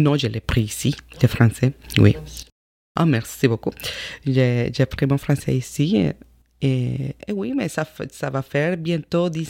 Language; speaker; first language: French; non-native, fluent; Spanish